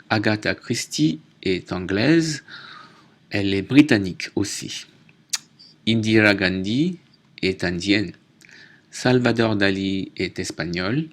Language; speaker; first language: French; native; French